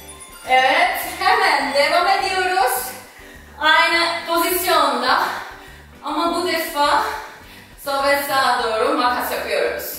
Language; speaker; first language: Turkish; non-native, fluent; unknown